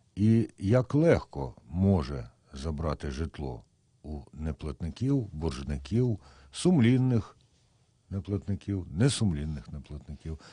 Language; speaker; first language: Ukrainian; native; Ukrainian